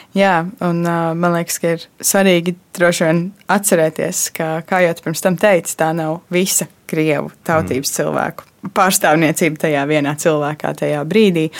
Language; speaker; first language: Latvian; native; Latvian